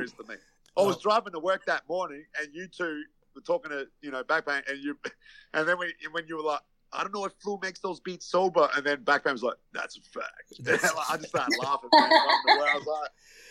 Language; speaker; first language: English; native; English